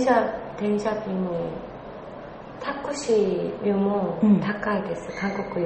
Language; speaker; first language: Japanese; non-native, learner; Korean